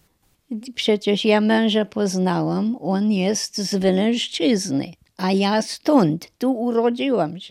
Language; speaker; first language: Polish; non-native, local second language; German